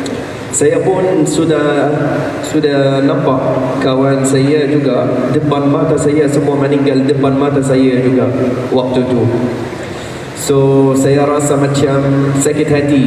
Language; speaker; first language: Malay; non-native, fluent; Arabic